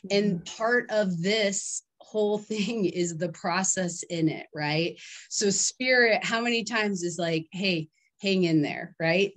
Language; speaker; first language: English; native; English